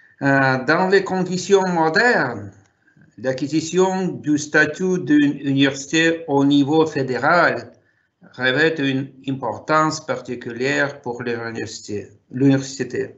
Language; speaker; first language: French; non-native, fluent; Russian